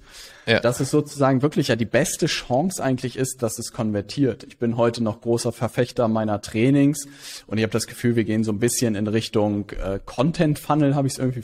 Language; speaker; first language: German; native; German